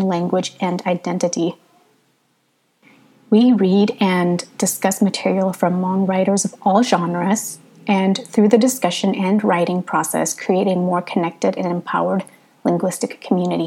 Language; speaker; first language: English; early bilingual, other home language; Hmong